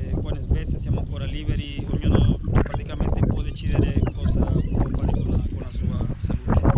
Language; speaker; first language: Italian; non-native, fluent; Spanish